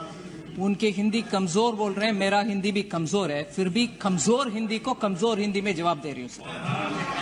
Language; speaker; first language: Hindi; non-native, local second language; Tamil